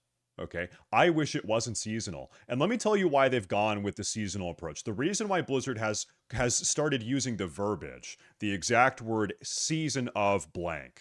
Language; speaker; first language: English; native; English